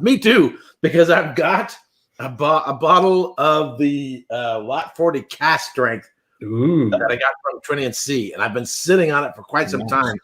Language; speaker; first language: English; native; English